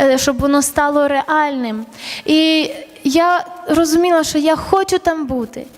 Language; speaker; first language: Ukrainian; early bilingual, other home language; Armenian